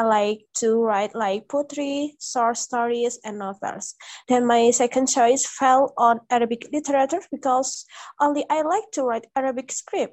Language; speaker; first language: English; non-native, learner; Indonesian